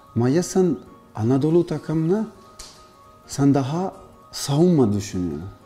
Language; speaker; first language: Turkish; non-native, learner; Portuguese